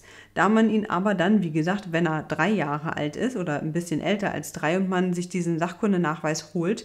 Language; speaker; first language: German; native; German